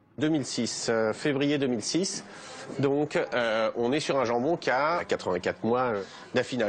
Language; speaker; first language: French; native; French